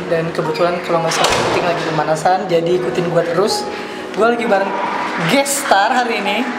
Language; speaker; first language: Indonesian; native; Indonesian